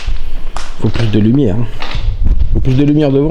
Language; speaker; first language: French; native; French